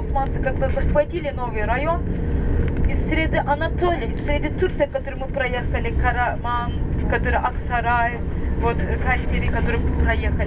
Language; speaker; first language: Russian; non-native, fluent; Turkish